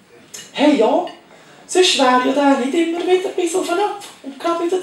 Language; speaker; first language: German; native; German